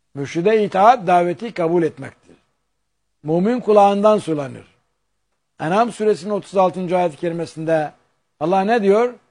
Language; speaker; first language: Turkish; native; Turkish